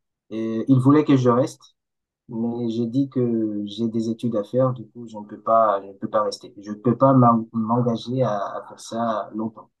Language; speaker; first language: French; non-native, local second language; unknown